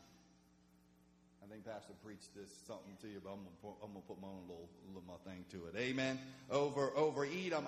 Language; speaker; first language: English; native; English